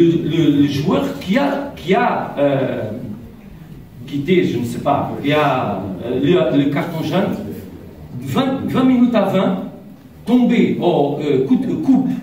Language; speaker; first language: French; non-native, learner; Portuguese